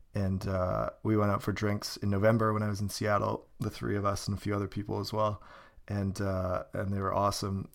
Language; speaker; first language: English; native; English